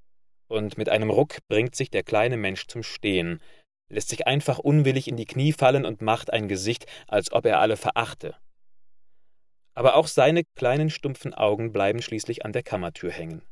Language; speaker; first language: German; native; German